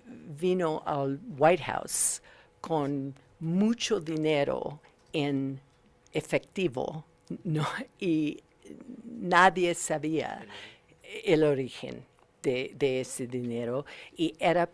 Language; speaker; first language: Spanish; non-native, learner; English